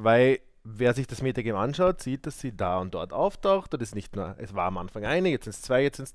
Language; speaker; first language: German; native; German